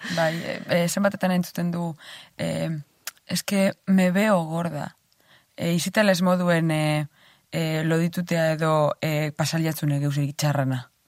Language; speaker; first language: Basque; native; Basque